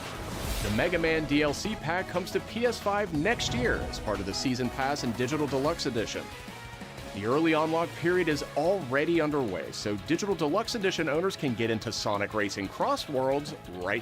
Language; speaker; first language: English; native; English